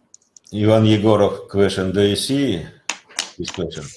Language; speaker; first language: English; non-native, learner; Russian